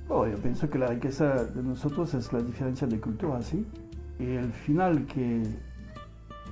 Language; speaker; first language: Spanish; non-native, fluent; French